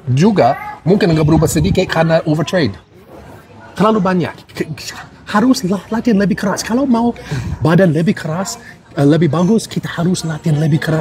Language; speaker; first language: Indonesian; non-native, fluent; English